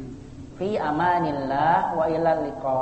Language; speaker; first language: Arabic; non-native, fluent; Indonesian